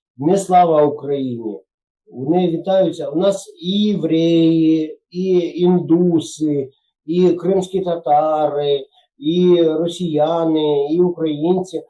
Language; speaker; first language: Ukrainian; non-native, local second language; Russian